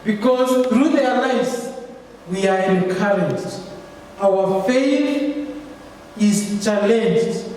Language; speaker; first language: English; non-native, local second language; Swahili